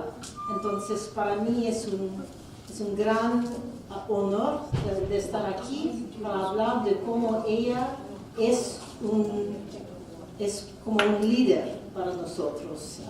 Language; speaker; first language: Spanish; non-native, fluent; English